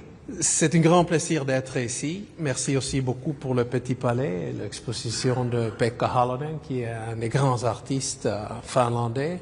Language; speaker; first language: French; non-native, fluent; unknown